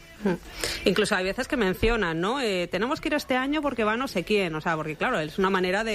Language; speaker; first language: Spanish; native; Spanish